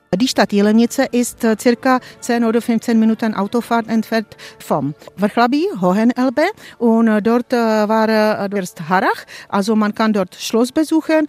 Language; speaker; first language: German; non-native, fluent; Czech